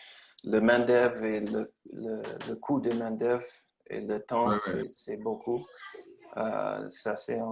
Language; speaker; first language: French; non-native, learner; English